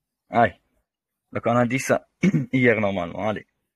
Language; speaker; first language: French; non-native, local second language; Arabic